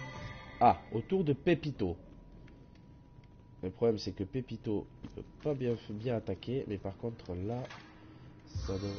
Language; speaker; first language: French; native; French